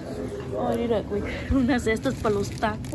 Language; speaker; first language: Spanish; early bilingual, heritage; Spanish